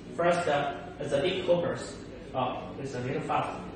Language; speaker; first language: English; non-native, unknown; Chinese